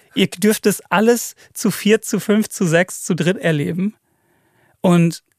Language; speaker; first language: German; native; German